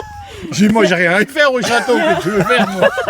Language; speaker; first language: French; native; French